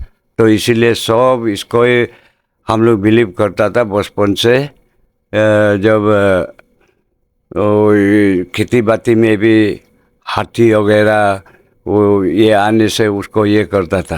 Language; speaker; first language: Hindi; non-native, local second language; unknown